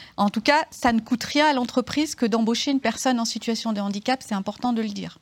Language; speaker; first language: French; native; French